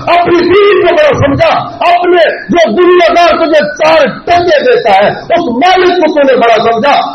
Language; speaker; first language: Urdu; non-native, local second language; Punjabi